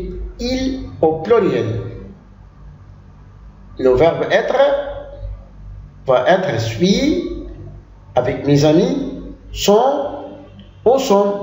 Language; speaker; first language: French; non-native, fluent; Arabic